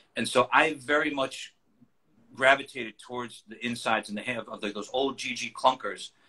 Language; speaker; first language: English; native; English